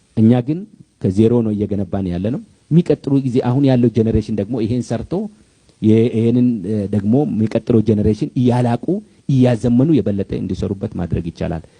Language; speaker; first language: Amharic; non-native, local second language; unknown